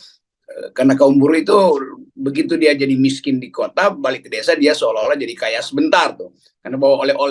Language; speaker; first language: Indonesian; native; Indonesian